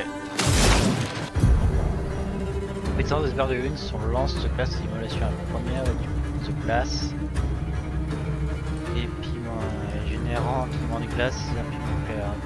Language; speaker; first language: French; native; French